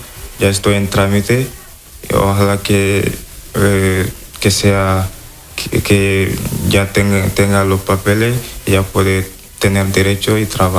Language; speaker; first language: Spanish; non-native, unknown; Wolof